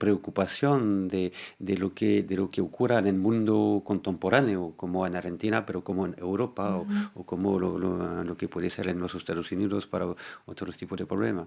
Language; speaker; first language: Spanish; non-native, fluent; French